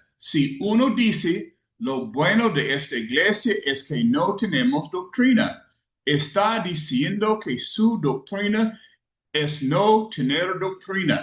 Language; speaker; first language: Spanish; non-native, learner; English